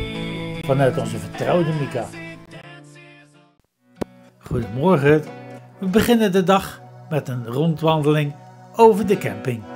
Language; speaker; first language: Dutch; native; Dutch